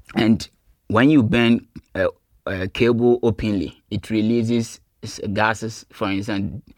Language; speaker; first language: English; non-native, local second language; Akan